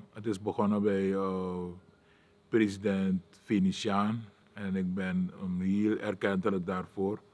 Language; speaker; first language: Dutch; native; Dutch